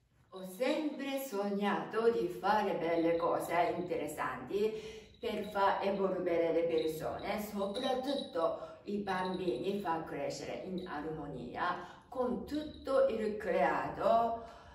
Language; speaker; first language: Italian; non-native, fluent; Japanese